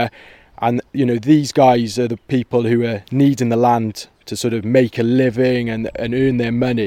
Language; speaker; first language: English; native; English